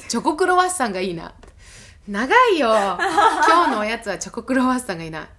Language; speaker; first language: Japanese; native; Japanese